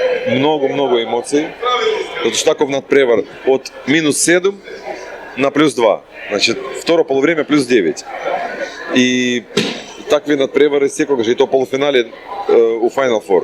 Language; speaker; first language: Macedonian; non-native, fluent; Russian